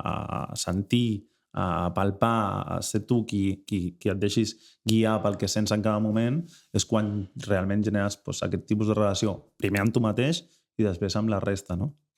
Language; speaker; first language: Catalan; native; Catalan